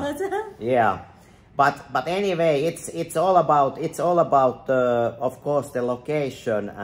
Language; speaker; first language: English; non-native, fluent; Finnish